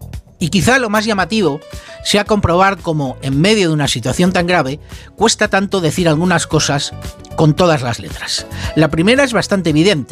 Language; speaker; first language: Spanish; native; Spanish